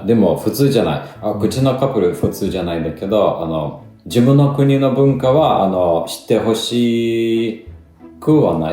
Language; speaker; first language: Japanese; non-native, fluent; Lithuanian